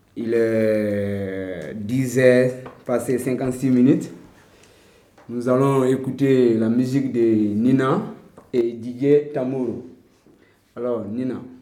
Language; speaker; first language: French; non-native, learner; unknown